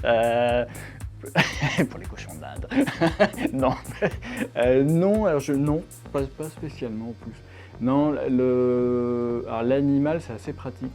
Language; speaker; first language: French; native; French